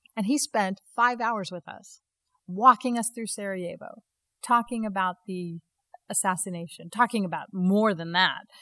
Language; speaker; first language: English; native; English